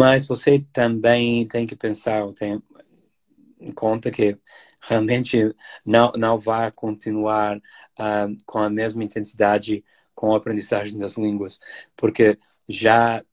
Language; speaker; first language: Portuguese; non-native, fluent; English